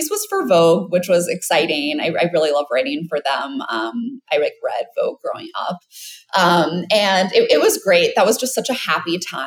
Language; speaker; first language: English; native; English